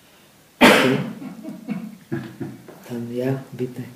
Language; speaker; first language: German; non-native, fluent; Czech